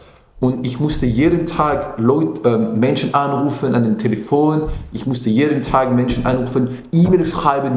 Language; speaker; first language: German; non-native, local second language; Dutch